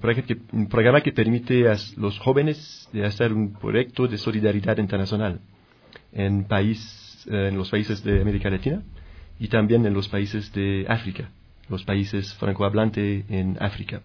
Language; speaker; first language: Spanish; non-native, fluent; French